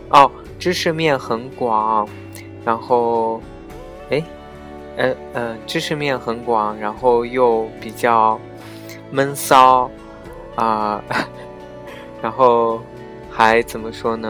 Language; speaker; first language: Chinese; native; Chinese